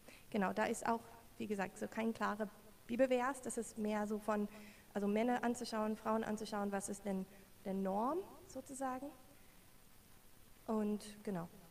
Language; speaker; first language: German; non-native, learner; English